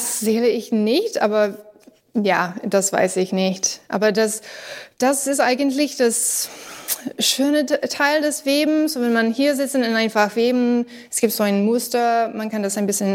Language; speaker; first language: German; non-native, learner; English